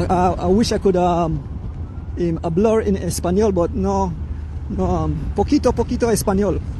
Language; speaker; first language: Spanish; non-native, learner; English